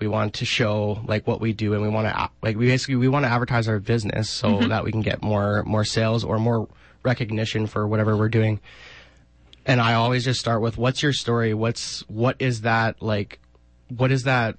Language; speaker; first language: English; native; English